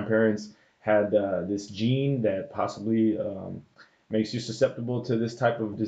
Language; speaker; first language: English; early bilingual, other home language; Spanish